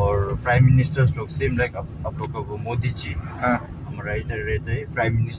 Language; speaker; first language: Hindi; non-native, fluent; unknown